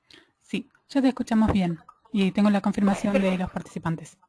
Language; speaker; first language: Spanish; native; Spanish